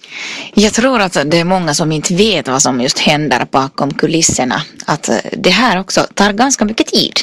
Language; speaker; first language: Swedish; non-native, fluent; Finnish